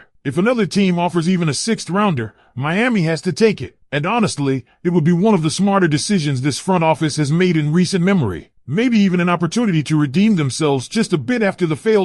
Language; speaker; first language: English; native; English